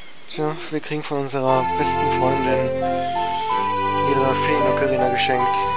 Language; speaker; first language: German; native; German